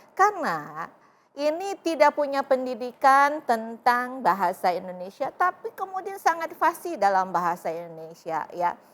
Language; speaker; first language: Indonesian; native; Indonesian